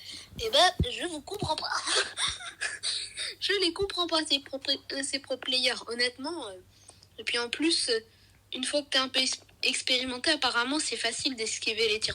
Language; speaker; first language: French; native; French